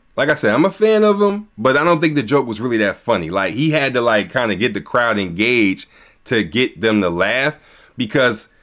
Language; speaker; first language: English; native; English